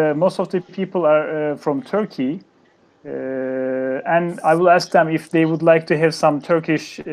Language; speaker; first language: English; non-native, fluent; Turkish